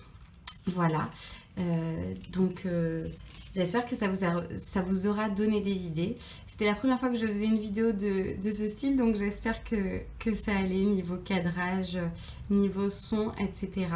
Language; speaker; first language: French; native; French